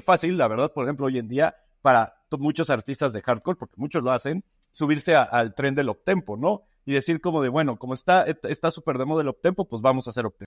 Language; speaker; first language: Spanish; native; Spanish